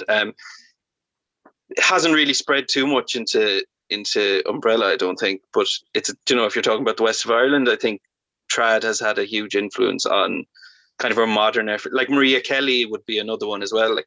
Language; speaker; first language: English; native; English